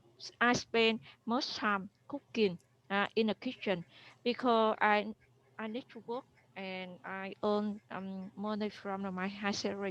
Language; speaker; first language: English; non-native, learner; Vietnamese